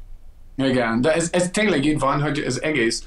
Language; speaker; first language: Hungarian; non-native, fluent; English